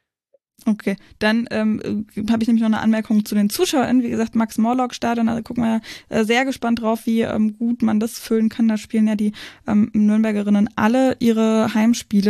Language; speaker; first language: German; native; German